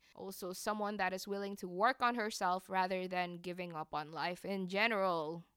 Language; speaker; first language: English; non-native, fluent; Indonesian